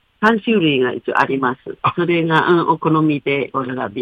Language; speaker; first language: Japanese; non-native, fluent; Chinese